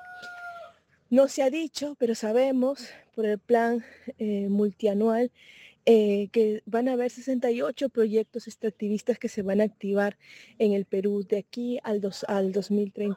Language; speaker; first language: Spanish; native; Spanish